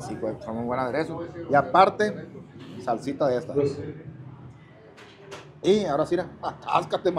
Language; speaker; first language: Spanish; native; Spanish